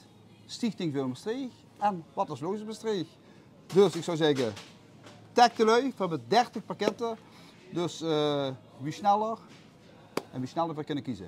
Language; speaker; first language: Dutch; native; Dutch